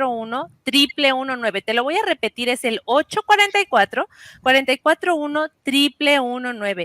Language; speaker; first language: Spanish; native; Spanish